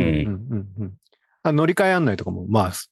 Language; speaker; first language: Japanese; native; Japanese